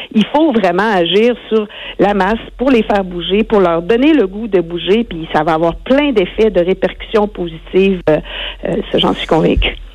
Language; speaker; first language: French; native; French